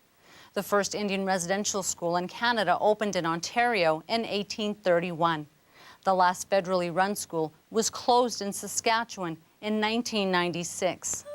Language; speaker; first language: English; native; English